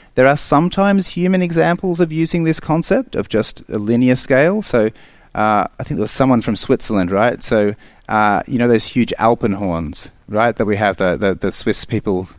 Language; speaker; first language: English; native; English